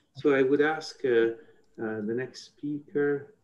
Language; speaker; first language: English; non-native, fluent; Italian